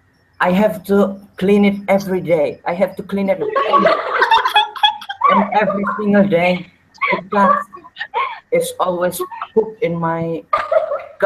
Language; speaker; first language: English; non-native, learner; Indonesian